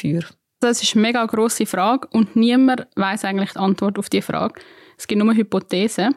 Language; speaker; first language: German; native; German